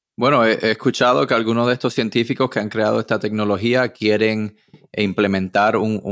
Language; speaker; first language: Spanish; early bilingual, heritage; Spanish